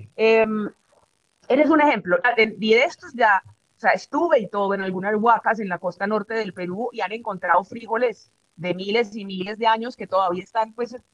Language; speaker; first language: Spanish; native; Spanish